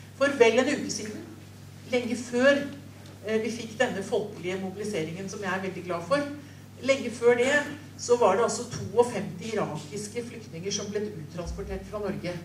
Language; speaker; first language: Norwegian; native; Norwegian